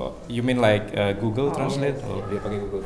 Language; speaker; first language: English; non-native, fluent; Indonesian